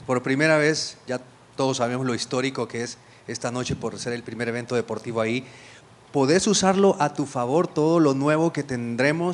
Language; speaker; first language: Spanish; native; Spanish